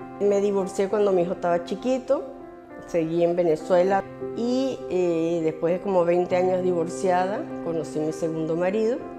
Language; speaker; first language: Spanish; early bilingual, other home language; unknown